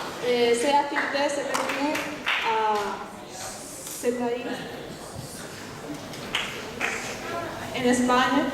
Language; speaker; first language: French; non-native, learner; Spanish